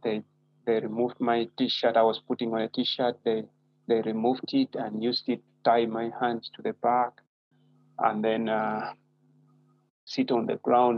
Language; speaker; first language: English; non-native, local second language; Acoli